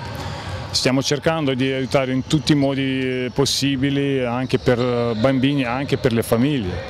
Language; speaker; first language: Italian; non-native, fluent; Lithuanian